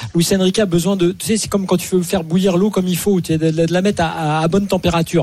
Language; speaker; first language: French; native; French